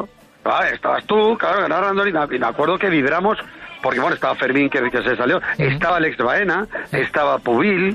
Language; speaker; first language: Spanish; native; Spanish